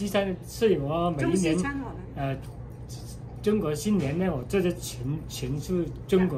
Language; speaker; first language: Chinese; non-native, learner; Cantonese